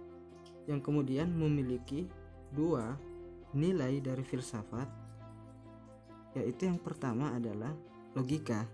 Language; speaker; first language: Indonesian; native; Indonesian